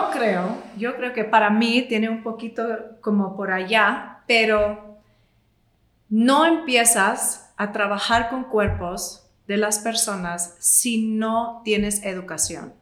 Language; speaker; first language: Spanish; non-native, fluent; English